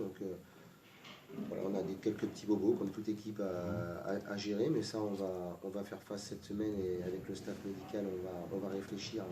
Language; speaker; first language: French; native; French